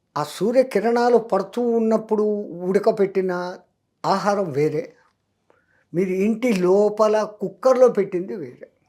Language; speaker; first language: Telugu; non-native, local second language; Hindi